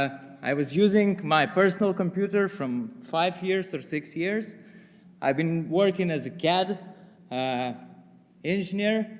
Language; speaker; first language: English; non-native, fluent; Lithuanian